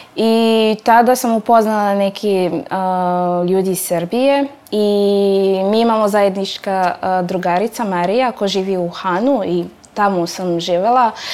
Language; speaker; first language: Serbian; non-native, fluent; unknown